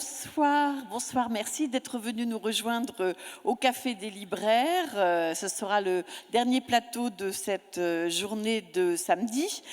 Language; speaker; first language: French; native; French